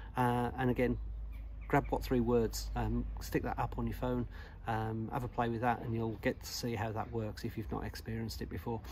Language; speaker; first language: English; native; English